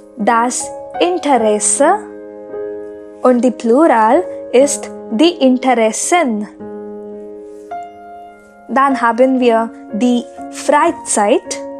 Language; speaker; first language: German; non-native, fluent; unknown